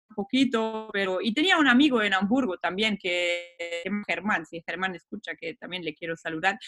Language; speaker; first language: Spanish; non-native, fluent; German